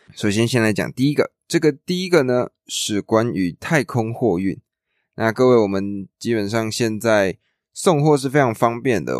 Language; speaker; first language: Chinese; native; Chinese